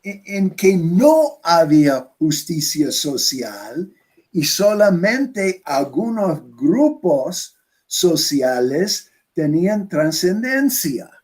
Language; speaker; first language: Spanish; non-native, fluent; English